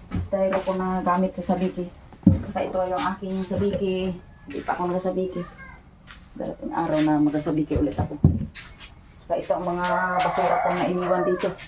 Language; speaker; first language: Filipino; non-native, local second language; Cebuano